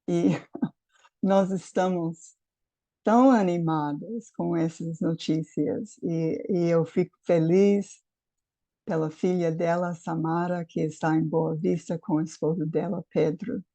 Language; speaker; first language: Portuguese; non-native, fluent; English